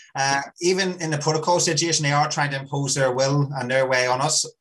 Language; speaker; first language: English; native; English